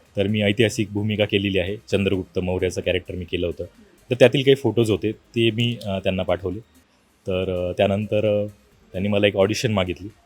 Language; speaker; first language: Marathi; native; Marathi